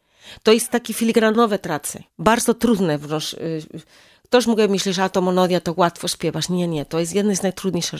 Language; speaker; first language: Polish; non-native, learner; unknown